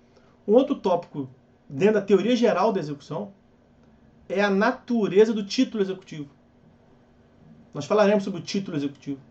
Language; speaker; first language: Portuguese; native; Portuguese